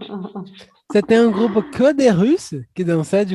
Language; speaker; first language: French; non-native, fluent; Portuguese